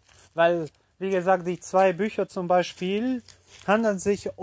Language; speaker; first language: German; early bilingual, heritage; Portuguese